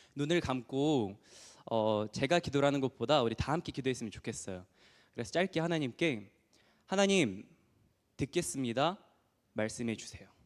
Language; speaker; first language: Korean; early bilingual, heritage; Korean